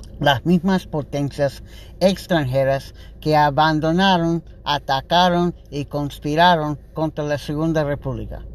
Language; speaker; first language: Spanish; non-native, learner; English